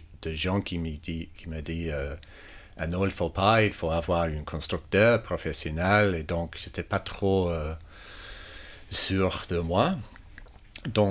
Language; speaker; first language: French; non-native, fluent; English